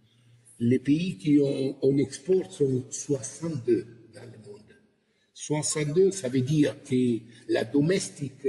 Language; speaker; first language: French; non-native, learner; Italian